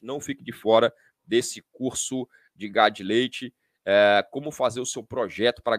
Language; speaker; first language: Portuguese; native; Portuguese